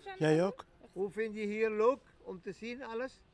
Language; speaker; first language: Dutch; non-native, learner; Arabic